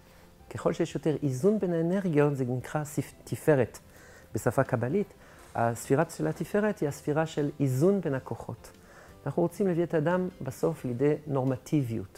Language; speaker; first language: Hebrew; non-native, fluent; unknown